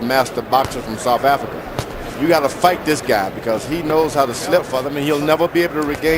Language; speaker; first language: English; native; English